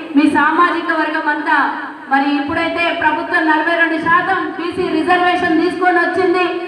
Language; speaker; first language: Telugu; native; Telugu